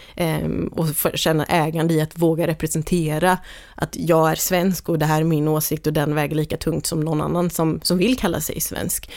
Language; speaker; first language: Swedish; native; Swedish